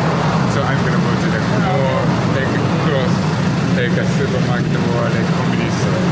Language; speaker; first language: English; non-native, learner; Japanese